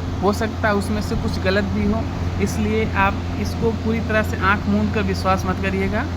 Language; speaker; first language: Hindi; native; Hindi